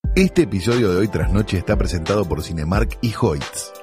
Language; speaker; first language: Spanish; native; Spanish